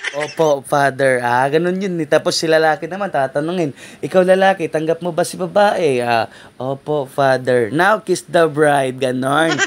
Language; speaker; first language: Filipino; non-native, local second language; Cebuano